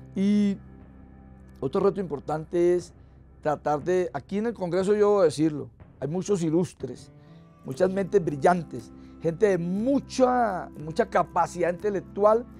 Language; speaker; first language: Spanish; native; Spanish